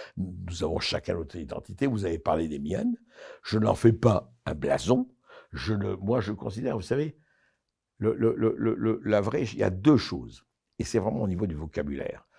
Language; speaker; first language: French; native; French